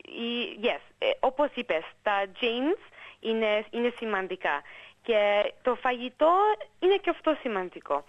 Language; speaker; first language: Greek; early bilingual, heritage; English